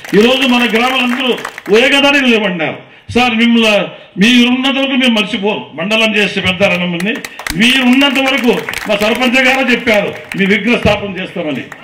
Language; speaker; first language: Telugu; native; Telugu